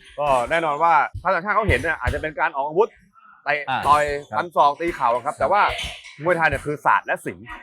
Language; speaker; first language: Thai; native; Thai